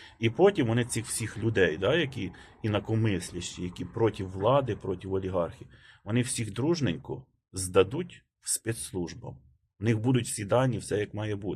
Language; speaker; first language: Ukrainian; native; Ukrainian